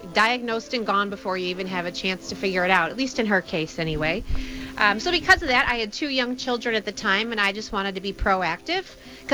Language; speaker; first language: English; native; English